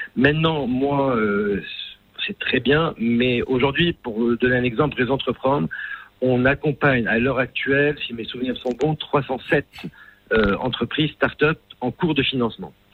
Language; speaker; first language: French; non-native, local second language; Arabic